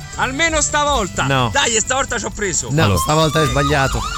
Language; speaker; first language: Italian; native; Italian